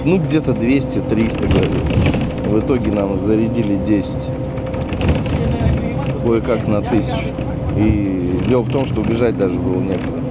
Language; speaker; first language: Russian; native; Russian